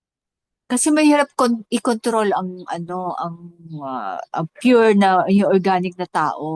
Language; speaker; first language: Filipino; native; Filipino